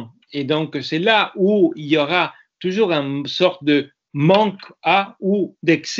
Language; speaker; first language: French; non-native, fluent; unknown